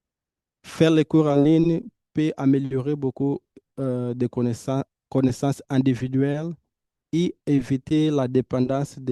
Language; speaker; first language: French; non-native, fluent; Portuguese